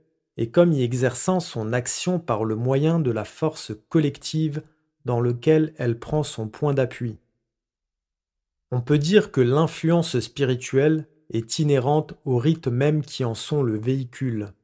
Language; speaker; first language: French; native; French